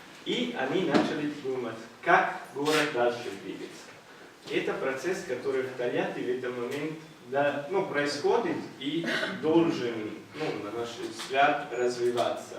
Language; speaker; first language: Russian; non-native, fluent; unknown